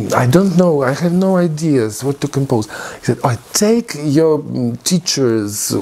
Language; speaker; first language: English; non-native, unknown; Russian